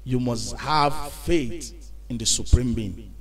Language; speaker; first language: English; non-native, local second language; Yoruba